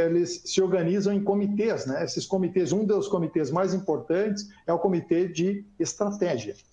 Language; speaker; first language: Portuguese; native; Portuguese